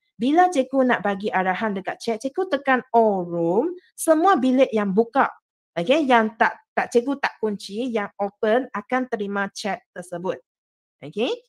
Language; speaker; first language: Malay; non-native, local second language; Chinese